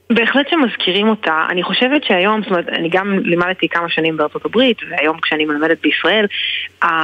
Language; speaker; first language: Hebrew; native; Hebrew